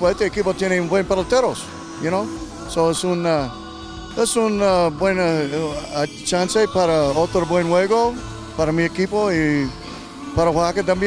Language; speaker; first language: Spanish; non-native, learner; English